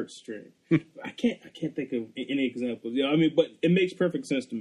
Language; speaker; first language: English; native; English